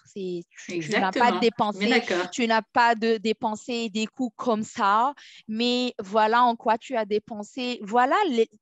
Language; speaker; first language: French; non-native, local second language; Arabic